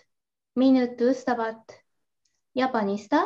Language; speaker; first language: Finnish; non-native, learner; Japanese